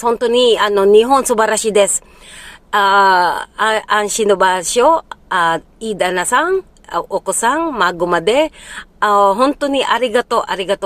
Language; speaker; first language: Japanese; early bilingual, heritage; Filipino